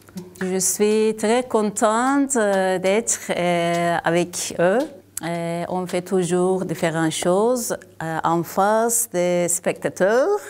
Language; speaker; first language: French; non-native, learner; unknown